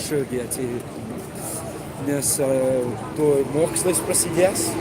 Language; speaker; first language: Lithuanian; early bilingual, heritage; Lithuanian